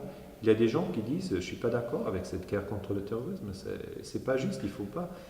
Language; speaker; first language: French; non-native, fluent; German